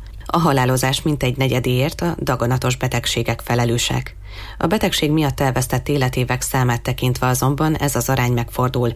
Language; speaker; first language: Hungarian; native; Hungarian